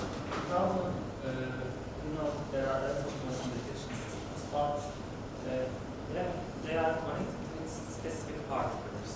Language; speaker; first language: English; non-native, learner; Turkish